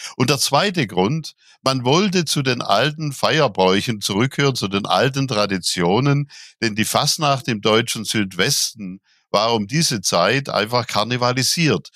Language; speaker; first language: German; native; German